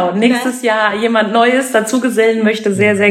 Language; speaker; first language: German; native; German